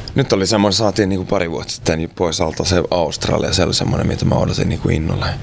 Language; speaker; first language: Finnish; non-native, local second language; Swedish